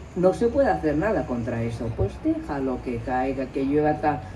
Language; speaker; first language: Spanish; non-native, local second language; Catalan